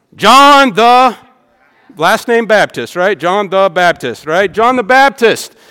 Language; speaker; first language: English; native; English